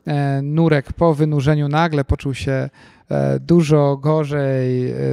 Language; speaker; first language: Polish; native; Polish